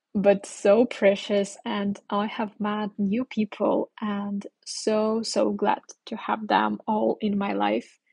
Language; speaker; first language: English; non-native, fluent; Ukrainian